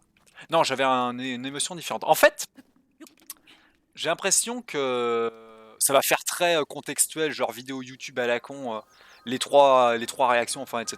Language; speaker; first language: French; native; French